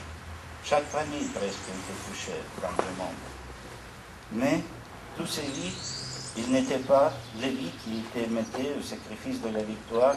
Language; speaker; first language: French; non-native, learner; Russian